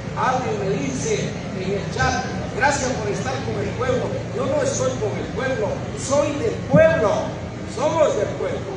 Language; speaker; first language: Spanish; non-native, local second language; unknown